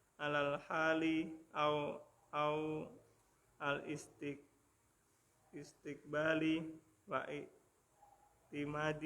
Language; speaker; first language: Arabic; non-native, learner; Indonesian